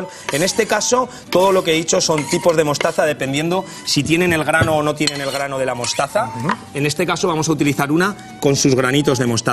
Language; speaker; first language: Spanish; native; Spanish